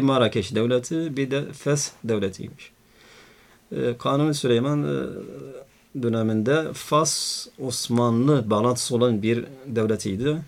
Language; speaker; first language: Turkish; non-native, fluent; Arabic